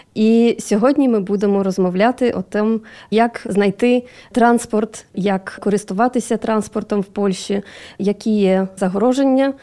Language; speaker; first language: Ukrainian; non-native, local second language; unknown